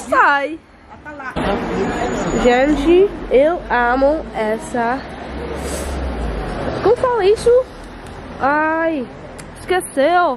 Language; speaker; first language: Portuguese; non-native, learner; Dutch